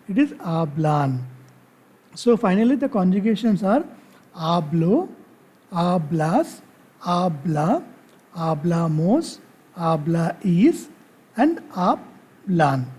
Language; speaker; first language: Spanish; non-native, learner; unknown